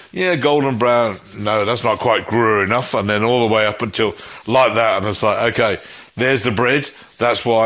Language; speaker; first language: English; native; English